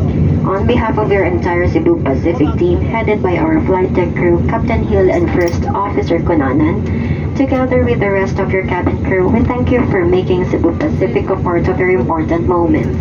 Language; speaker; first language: English; non-native, local second language; Filipino